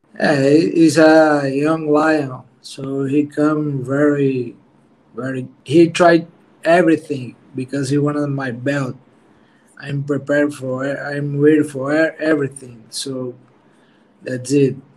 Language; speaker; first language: English; non-native, learner; Portuguese